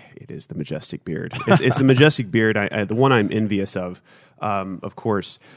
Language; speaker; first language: English; native; English